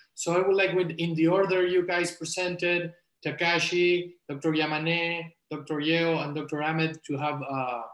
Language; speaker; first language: English; non-native, fluent; Spanish